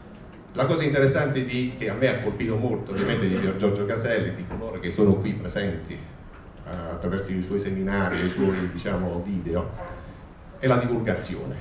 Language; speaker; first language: Italian; native; Italian